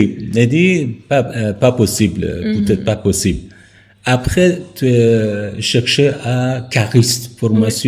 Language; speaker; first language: French; non-native, learner; Persian